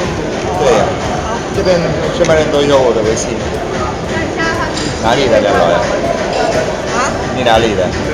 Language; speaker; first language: Chinese; non-native, learner; Italian